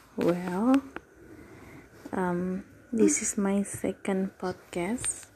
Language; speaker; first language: English; non-native, learner; Indonesian